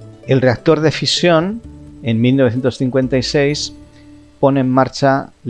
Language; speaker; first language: Spanish; native; Spanish